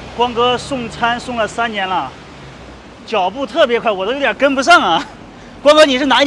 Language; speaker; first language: Chinese; native; Chinese